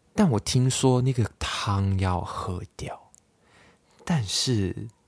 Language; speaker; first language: Chinese; non-native, local second language; Cantonese